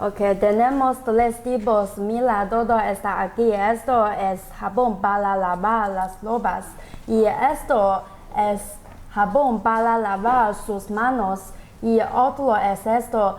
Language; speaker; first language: Spanish; non-native, learner; Chinese